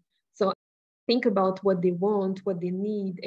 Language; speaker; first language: English; non-native, local second language; French